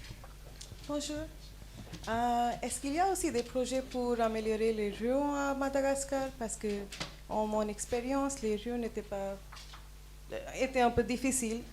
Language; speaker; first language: French; non-native, learner; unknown